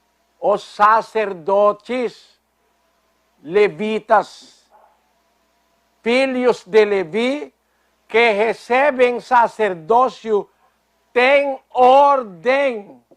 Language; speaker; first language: Portuguese; non-native, fluent; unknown